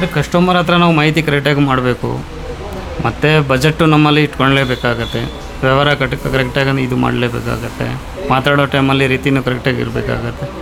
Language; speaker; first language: Kannada; non-native, fluent; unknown